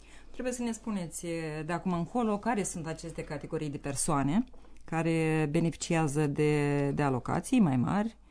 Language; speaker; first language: Romanian; native; Romanian